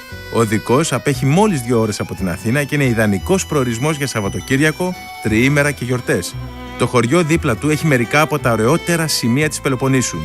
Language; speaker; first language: Greek; native; Greek